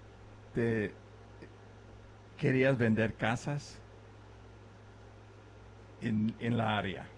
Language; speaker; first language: Spanish; early bilingual, other home language; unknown